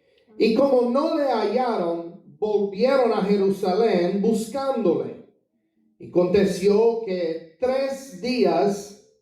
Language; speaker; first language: Spanish; non-native, fluent; English